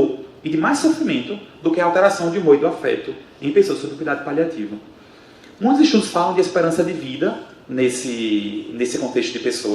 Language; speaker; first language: Portuguese; native; Portuguese